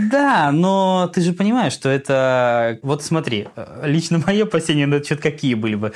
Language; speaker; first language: Russian; native; Russian